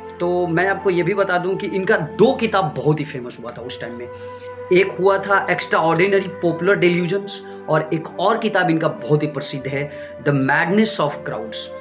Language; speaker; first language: Hindi; native; Hindi